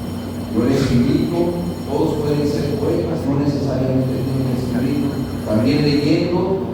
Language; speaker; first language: Spanish; native; Spanish